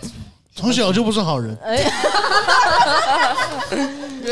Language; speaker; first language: Chinese; native; Chinese